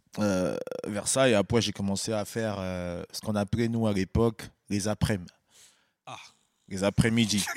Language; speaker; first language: French; early bilingual, other home language; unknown